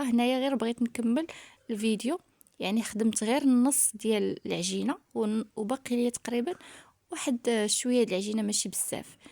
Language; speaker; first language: Arabic; native; Arabic